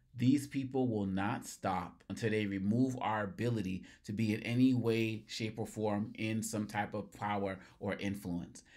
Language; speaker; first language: English; native; English